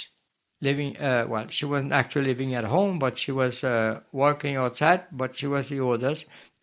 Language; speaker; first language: English; native; English